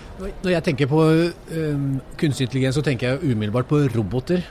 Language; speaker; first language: Norwegian; native; Norwegian